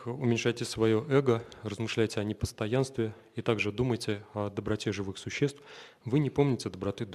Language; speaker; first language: Russian; native; Russian